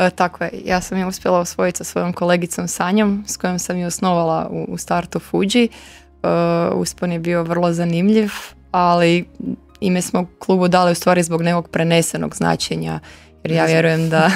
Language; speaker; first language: Croatian; native; Croatian